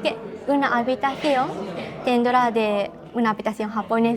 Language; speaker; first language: Spanish; non-native, learner; Japanese